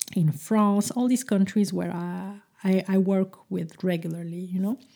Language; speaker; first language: English; non-native, fluent; Turkish